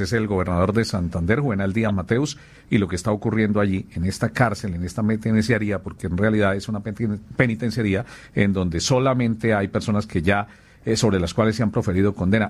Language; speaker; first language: Spanish; native; Spanish